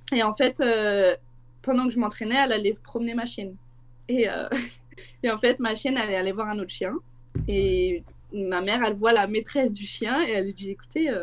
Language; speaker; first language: French; native; French